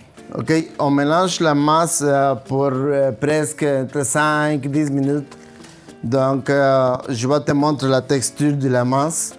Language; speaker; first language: French; non-native, learner; Spanish